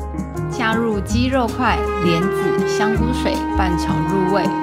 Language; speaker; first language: Chinese; native; Chinese